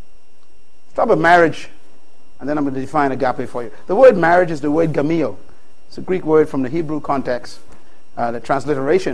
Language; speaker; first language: English; native; English